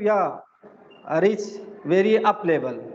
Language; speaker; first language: English; non-native, fluent; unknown